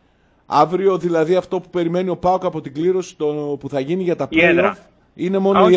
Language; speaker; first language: Greek; native; Greek